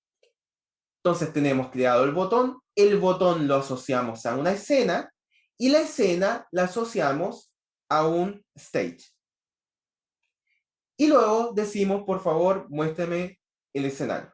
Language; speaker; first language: Spanish; native; Spanish